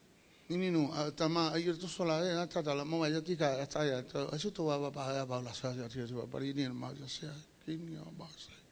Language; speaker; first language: Spanish; native; Spanish